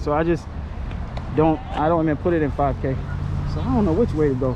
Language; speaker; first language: English; native; English